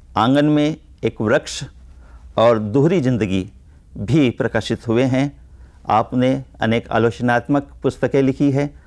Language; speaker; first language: Hindi; native; Hindi